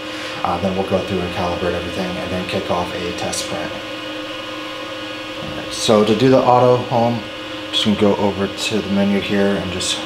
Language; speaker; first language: English; native; English